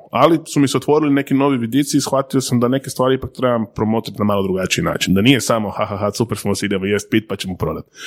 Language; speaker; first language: Croatian; native; Croatian